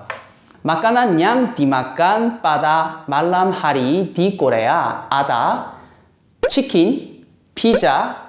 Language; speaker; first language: Indonesian; non-native, fluent; Korean